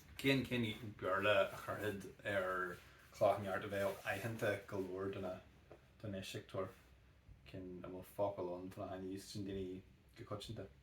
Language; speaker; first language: Irish; native; Irish